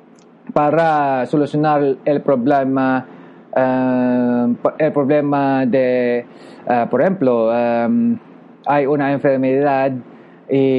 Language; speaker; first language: Spanish; non-native, local second language; Filipino